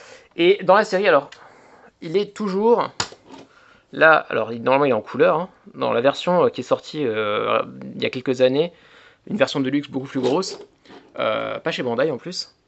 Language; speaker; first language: French; native; French